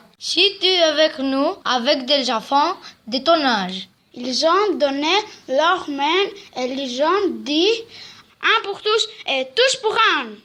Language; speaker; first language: French; non-native, learner; Greek